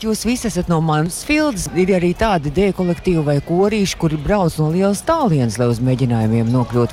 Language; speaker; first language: Latvian; native; Latvian